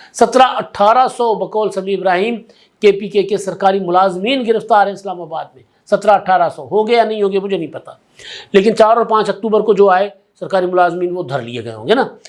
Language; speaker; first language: Urdu; non-native, local second language; Sindhi